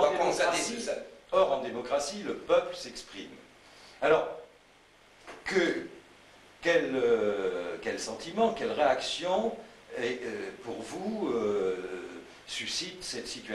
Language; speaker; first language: French; native; French